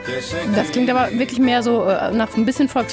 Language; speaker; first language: German; native; German